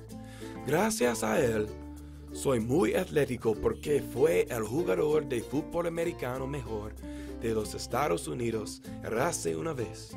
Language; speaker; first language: Spanish; non-native, learner; English